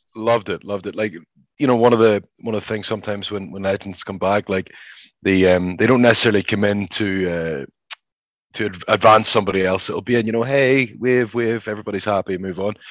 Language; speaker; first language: English; native; English